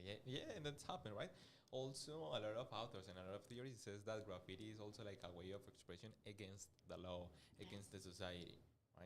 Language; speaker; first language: English; non-native, fluent; Spanish